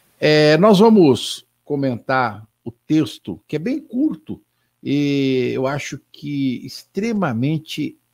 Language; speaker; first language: Portuguese; native; Portuguese